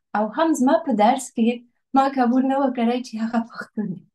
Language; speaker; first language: Pashto; non-native, fluent; French